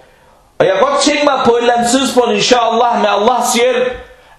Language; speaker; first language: Danish; non-native, fluent; Arabic